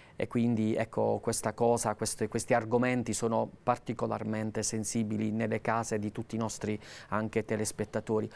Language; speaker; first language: Italian; native; Italian